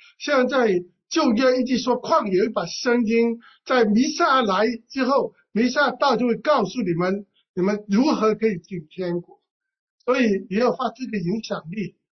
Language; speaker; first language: Chinese; non-native, local second language; Cantonese